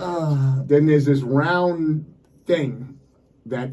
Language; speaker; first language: English; native; English